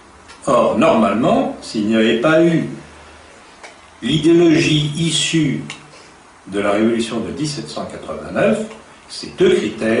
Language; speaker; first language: French; native; French